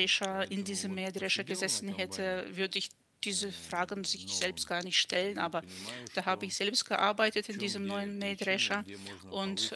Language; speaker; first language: German; non-native, fluent; Russian